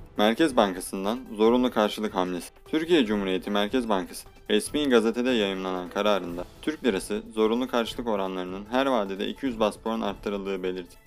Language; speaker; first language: Turkish; native; Turkish